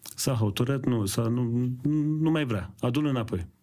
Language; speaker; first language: Romanian; early bilingual, other home language; Persian